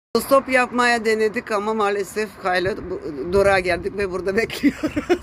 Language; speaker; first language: Turkish; early bilingual, heritage; Turkish